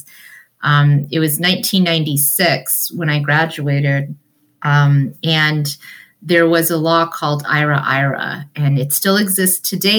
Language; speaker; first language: English; early bilingual, other home language; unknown